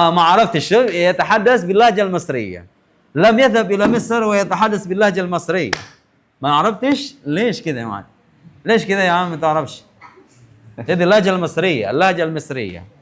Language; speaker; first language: Arabic; non-native, fluent; Indonesian